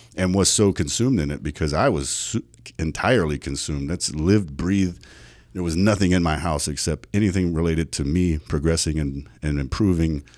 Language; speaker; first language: English; native; English